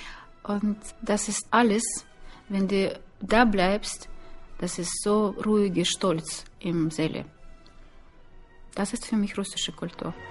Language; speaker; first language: German; non-native, learner; Russian